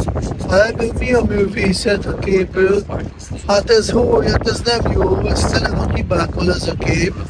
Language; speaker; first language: Hungarian; non-native, fluent; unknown